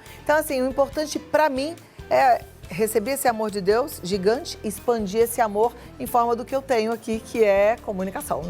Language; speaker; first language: Portuguese; native; Portuguese